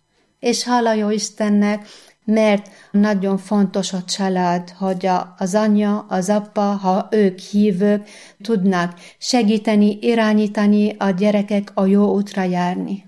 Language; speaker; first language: Hungarian; non-native, fluent; Arabic